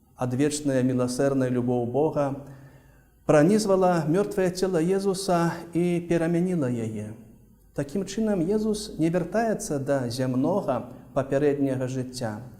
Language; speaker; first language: Belarusian; native; Belarusian